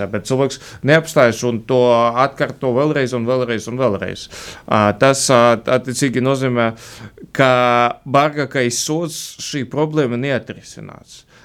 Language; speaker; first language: Latvian; non-native, fluent; Russian